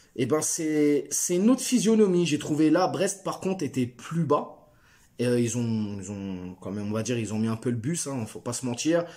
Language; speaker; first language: French; native; French